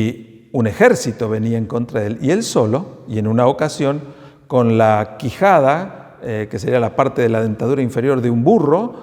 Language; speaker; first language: Spanish; native; Spanish